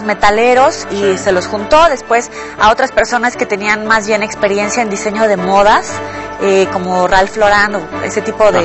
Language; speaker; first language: Spanish; native; Spanish